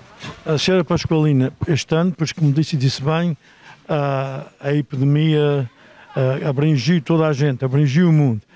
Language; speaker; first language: Portuguese; native; Portuguese